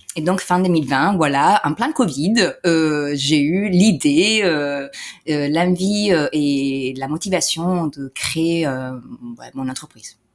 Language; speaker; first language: French; non-native, fluent; Italian